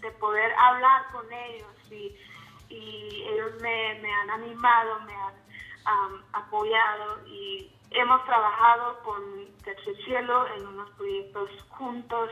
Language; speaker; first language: Spanish; early bilingual, heritage; Spanish